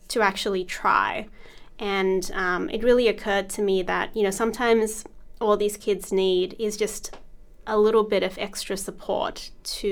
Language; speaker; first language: English; native; English